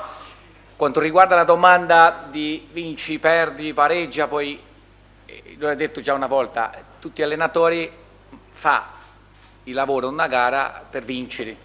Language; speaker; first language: Italian; non-native, fluent; Portuguese